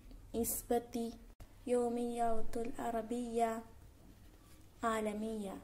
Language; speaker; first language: Arabic; non-native, learner; Malayalam